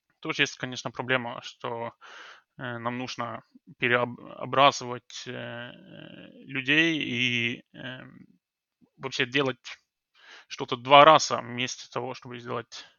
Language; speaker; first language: Russian; non-native, fluent; Norwegian